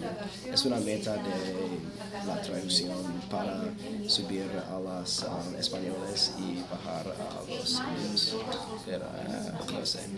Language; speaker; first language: Spanish; non-native, fluent; English